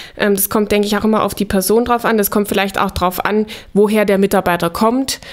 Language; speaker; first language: German; native; German